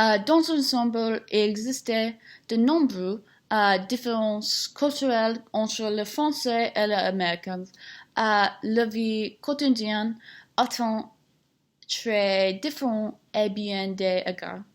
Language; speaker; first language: French; non-native, learner; English